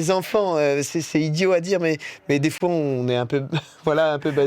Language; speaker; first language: French; native; French